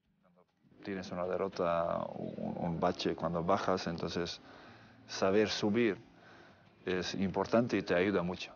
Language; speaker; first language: Spanish; non-native, fluent; Serbian